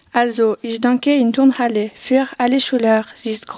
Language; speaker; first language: German; non-native, learner; French